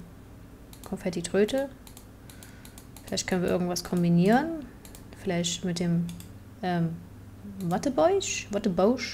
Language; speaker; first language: German; native; German